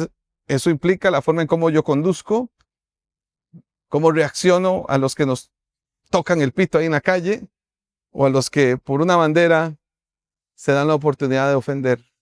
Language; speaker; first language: Spanish; native; Spanish